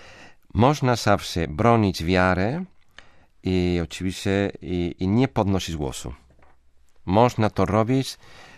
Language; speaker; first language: Polish; non-native, fluent; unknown